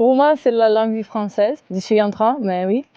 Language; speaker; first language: French; non-native, learner; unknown